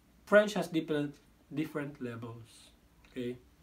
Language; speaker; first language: English; non-native, local second language; Filipino